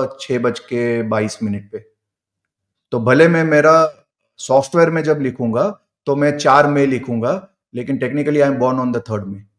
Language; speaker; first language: Hindi; non-native, local second language; Gujarati